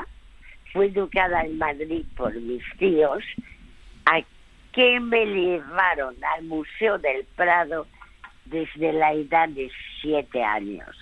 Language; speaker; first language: Spanish; early bilingual, other home language; French